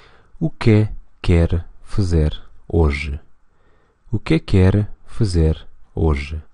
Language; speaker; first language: Portuguese; non-native, fluent; Russian